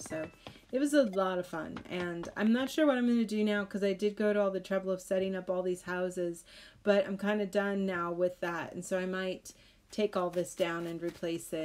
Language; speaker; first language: English; native; English